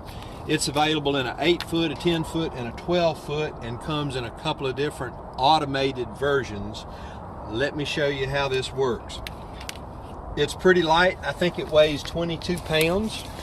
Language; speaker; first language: English; native; English